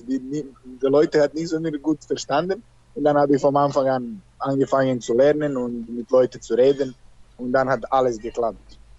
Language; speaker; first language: German; non-native, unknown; Serbian